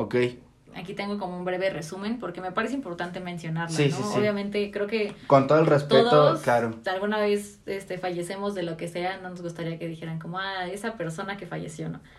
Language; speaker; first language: Spanish; native; Spanish